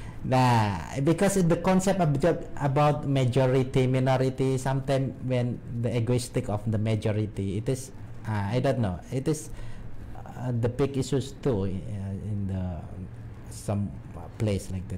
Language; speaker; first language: English; non-native, learner; Indonesian